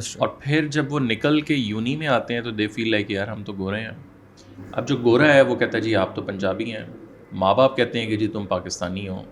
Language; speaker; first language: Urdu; native; Urdu